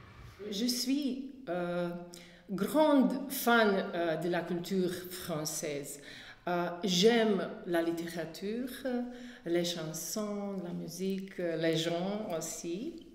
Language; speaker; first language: French; non-native, learner; Bosnian